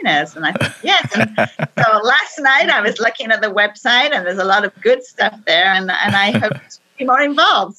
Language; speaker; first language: English; native; English